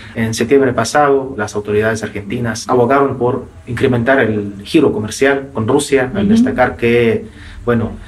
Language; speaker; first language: Spanish; non-native, fluent; Russian